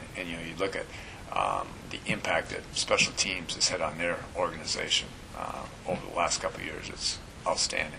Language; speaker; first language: English; native; English